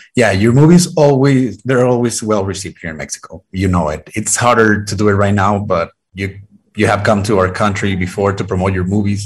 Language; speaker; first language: English; non-native, fluent; Spanish